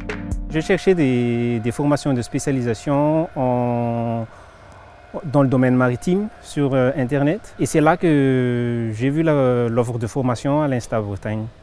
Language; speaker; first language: French; non-native, local second language; Malagasy